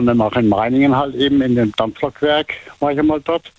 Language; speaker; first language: German; native; German